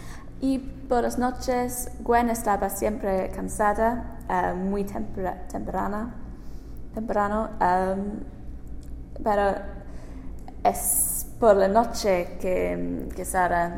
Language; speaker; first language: Spanish; non-native, learner; English